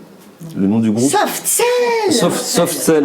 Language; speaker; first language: French; native; French